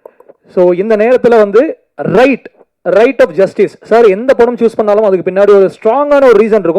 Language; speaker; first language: Tamil; native; Tamil